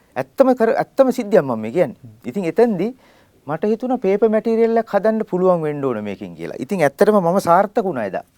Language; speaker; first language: Sinhala; native; Sinhala